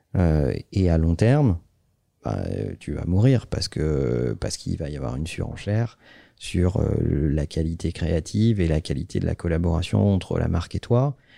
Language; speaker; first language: French; native; French